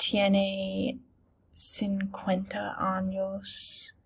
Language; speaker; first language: Spanish; non-native, learner; English